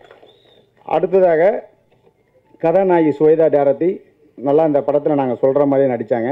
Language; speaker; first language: Tamil; native; Tamil